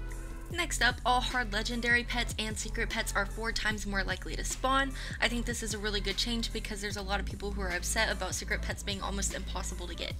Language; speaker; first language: English; native; English